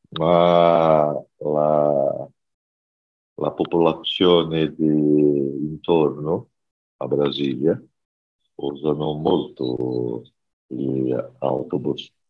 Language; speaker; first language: Italian; non-native, learner; Portuguese